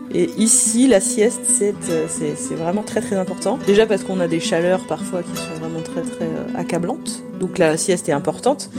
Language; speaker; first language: French; native; French